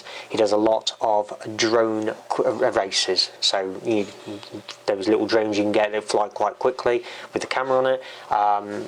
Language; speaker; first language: English; native; English